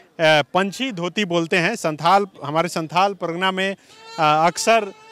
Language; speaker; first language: Hindi; native; Hindi